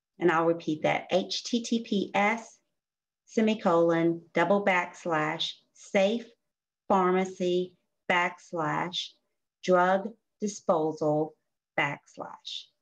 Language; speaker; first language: English; native; English